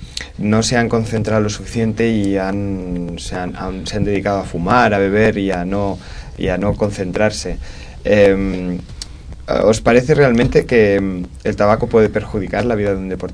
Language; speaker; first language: Spanish; native; Spanish